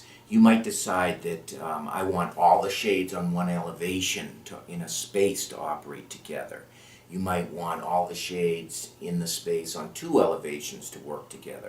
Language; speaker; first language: English; native; English